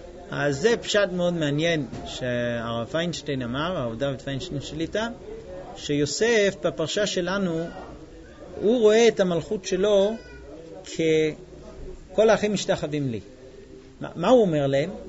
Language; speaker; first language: Hebrew; non-native, fluent; English